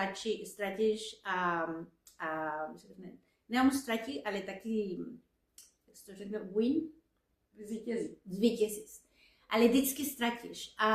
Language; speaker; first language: Czech; non-native, fluent; Spanish